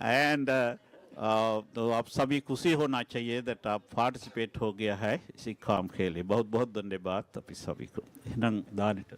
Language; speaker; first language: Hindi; non-native, learner; Sinhala